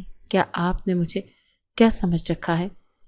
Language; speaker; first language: Urdu; native; Urdu